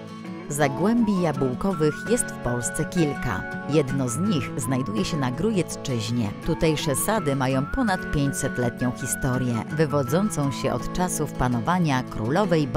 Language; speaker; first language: Polish; native; Polish